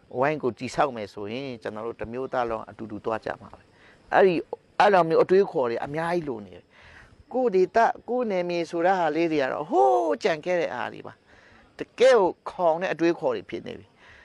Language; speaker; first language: Burmese; non-native, local second language; Hakha Chin